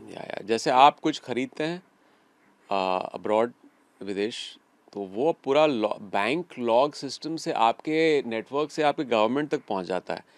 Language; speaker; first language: Hindi; native; Hindi